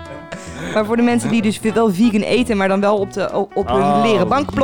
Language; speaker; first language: Dutch; native; Dutch